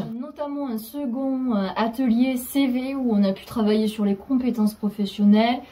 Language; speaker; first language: French; native; French